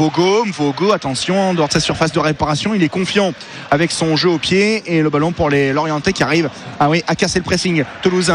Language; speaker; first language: French; native; French